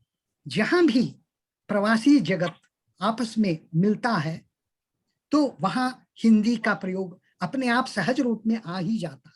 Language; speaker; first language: Hindi; native; Hindi